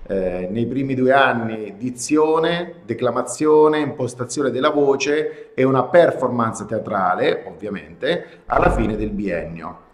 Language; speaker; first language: Italian; native; Italian